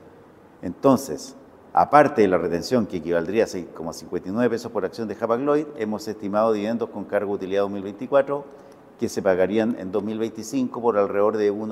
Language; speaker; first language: Spanish; native; Spanish